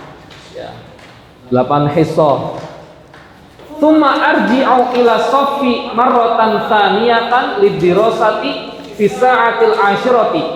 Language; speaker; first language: Arabic; non-native, fluent; Indonesian